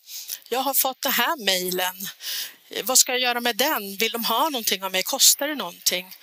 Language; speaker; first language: Swedish; native; Swedish